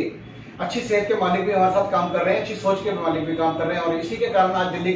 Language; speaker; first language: Hindi; native; Hindi